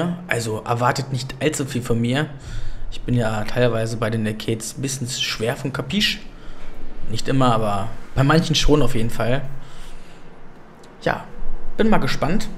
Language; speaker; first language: German; native; German